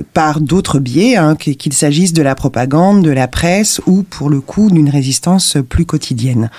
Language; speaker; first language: French; native; French